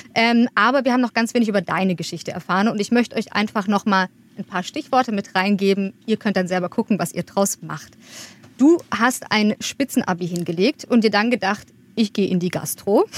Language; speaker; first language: German; native; German